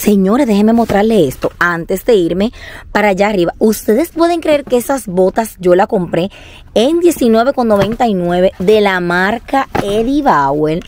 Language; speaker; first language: Spanish; native; Spanish